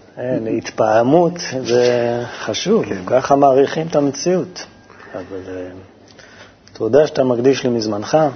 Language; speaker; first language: Hebrew; native; Hebrew